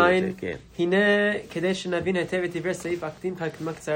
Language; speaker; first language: Hebrew; non-native, fluent; English